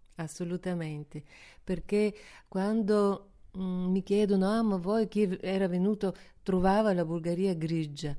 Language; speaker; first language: Italian; non-native, fluent; Bulgarian